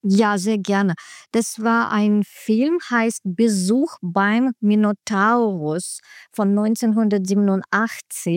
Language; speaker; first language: German; non-native, learner; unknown